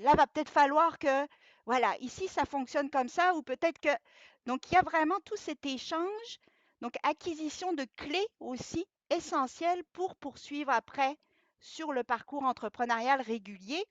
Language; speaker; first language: French; native; French